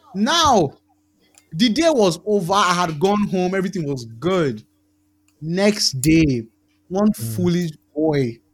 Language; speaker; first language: English; non-native, local second language; Yoruba